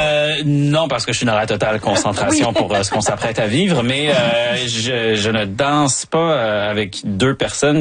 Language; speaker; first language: French; native; French